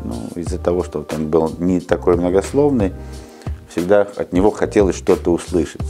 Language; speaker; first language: Russian; native; Russian